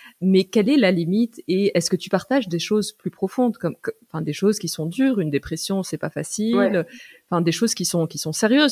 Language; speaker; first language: French; native; French